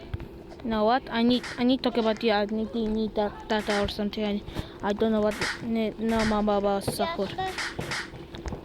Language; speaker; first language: English; non-native, learner; Mongolian